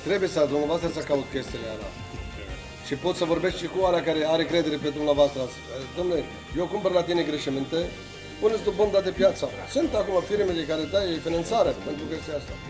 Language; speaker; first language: Romanian; non-native, learner; Arabic